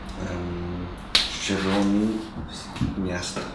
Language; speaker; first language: Polish; non-native, learner; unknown